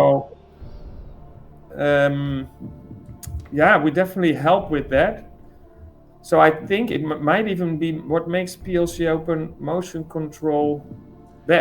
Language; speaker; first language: English; non-native, fluent; Dutch